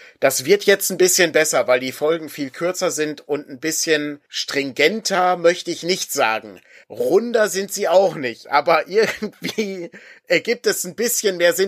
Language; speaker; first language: German; native; German